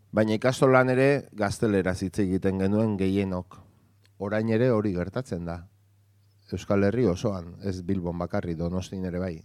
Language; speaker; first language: Basque; non-native, local second language; Spanish